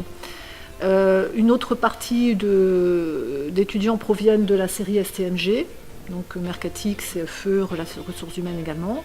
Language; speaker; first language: French; native; French